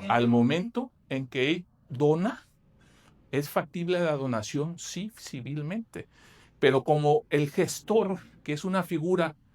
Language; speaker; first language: Spanish; native; Spanish